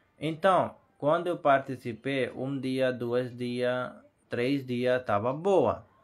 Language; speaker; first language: Portuguese; non-native, learner; Hindi